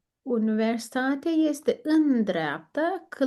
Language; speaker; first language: Romanian; non-native, learner; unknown